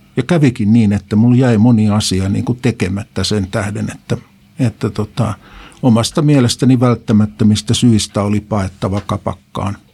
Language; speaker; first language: Finnish; native; Finnish